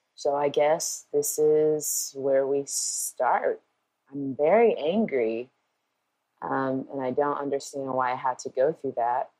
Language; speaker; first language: English; native; English